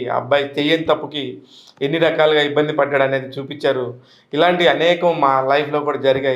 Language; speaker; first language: Telugu; native; Telugu